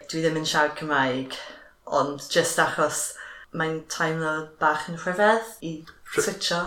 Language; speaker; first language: Welsh; non-native, fluent; English